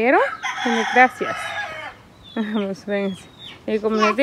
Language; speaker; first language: Spanish; native; Spanish